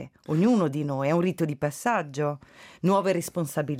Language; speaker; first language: Italian; native; Italian